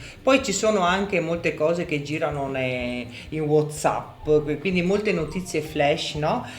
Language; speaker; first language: Italian; native; Italian